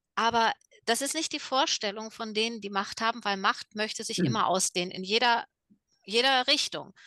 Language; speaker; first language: German; native; German